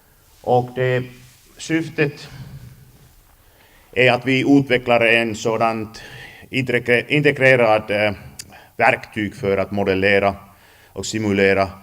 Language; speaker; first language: Swedish; non-native, fluent; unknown